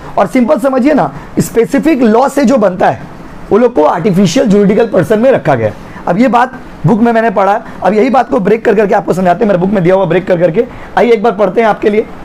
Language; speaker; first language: Hindi; native; Hindi